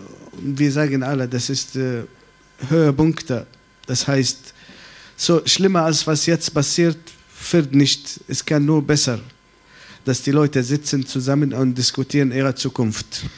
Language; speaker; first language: German; non-native, fluent; Arabic